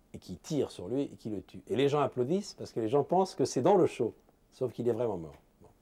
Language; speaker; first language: French; native; French